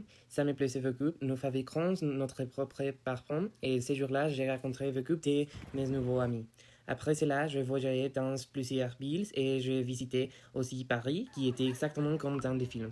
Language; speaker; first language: French; non-native, learner; Spanish